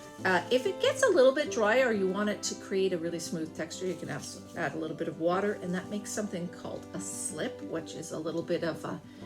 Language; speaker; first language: English; native; English